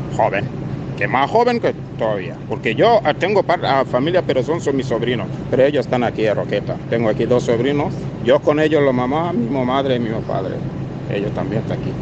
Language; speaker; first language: Spanish; non-native, learner; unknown